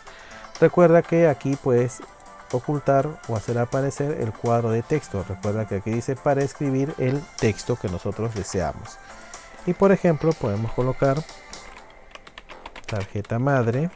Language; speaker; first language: Spanish; native; Spanish